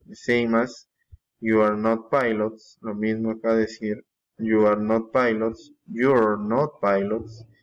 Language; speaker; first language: English; non-native, fluent; Spanish